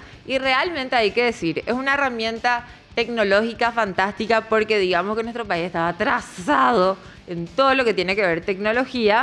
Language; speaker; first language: Spanish; native; Spanish